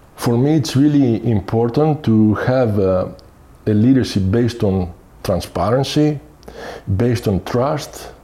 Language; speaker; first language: English; non-native, fluent; Greek